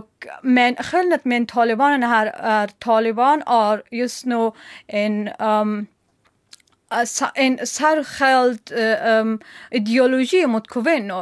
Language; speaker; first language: Swedish; non-native, learner; Persian